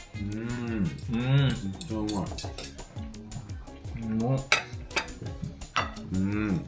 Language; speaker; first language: Japanese; native; Japanese